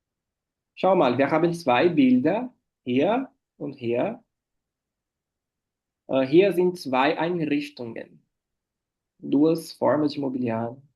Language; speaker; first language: German; non-native, fluent; Portuguese